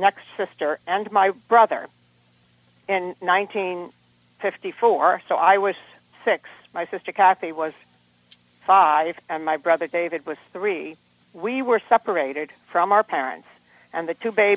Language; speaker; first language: English; native; English